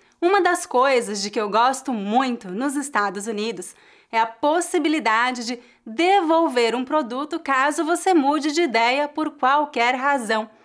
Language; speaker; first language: Portuguese; native; Portuguese